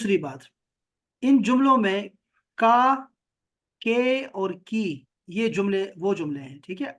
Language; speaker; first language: Urdu; native; Urdu